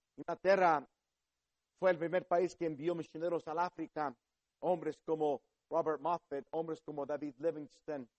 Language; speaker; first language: Spanish; early bilingual, heritage; Spanish